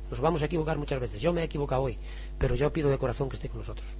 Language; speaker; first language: Spanish; native; Spanish